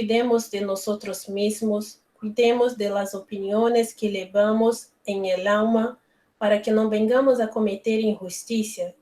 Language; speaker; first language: Spanish; non-native, learner; Portuguese